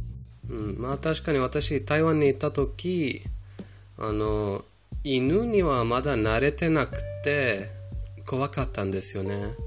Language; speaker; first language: Japanese; non-native, fluent; Persian